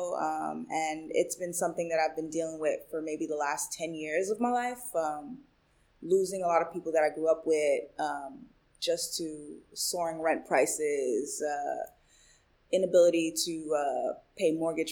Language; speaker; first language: English; early bilingual, other home language; Spanish